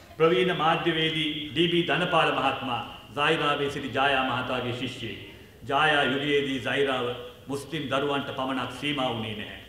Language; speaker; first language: Sinhala; non-native, local second language; Tamil